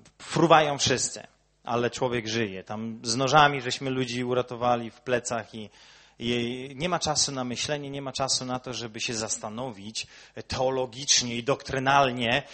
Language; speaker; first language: Polish; early bilingual, heritage; Polish